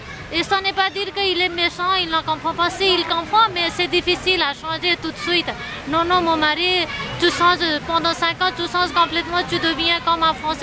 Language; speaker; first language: French; non-native, learner; Nepali